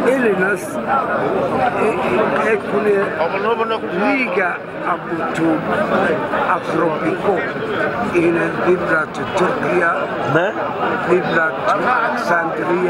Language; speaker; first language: Greek; non-native, learner; Somali